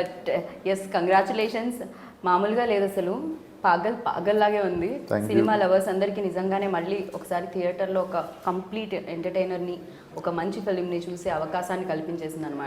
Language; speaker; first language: Telugu; native; Telugu